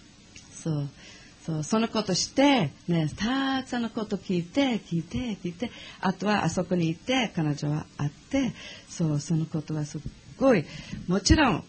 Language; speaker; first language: Japanese; non-native, learner; English